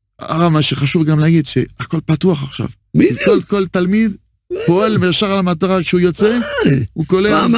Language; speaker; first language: Hebrew; non-native, fluent; French